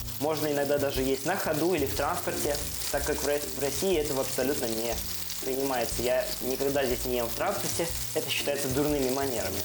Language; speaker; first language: Russian; early bilingual, heritage; Russian